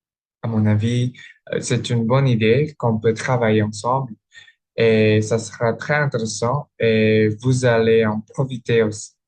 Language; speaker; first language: French; non-native, learner; Indonesian